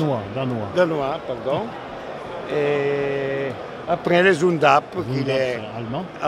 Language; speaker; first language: French; non-native, learner; Italian